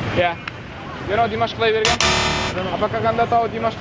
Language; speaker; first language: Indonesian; non-native, learner; Kazakh